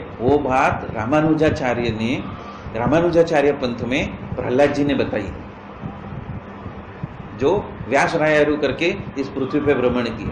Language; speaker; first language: Hindi; non-native, local second language; Gujarati